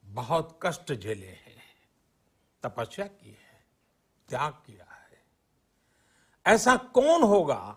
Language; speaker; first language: Hindi; non-native, local second language; Gujarati